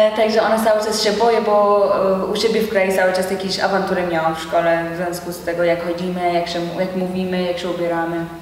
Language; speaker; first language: Polish; non-native, learner; Persian